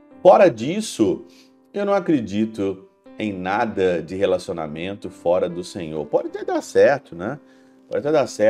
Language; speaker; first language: Portuguese; native; Portuguese